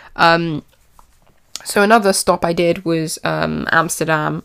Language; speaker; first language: English; native; English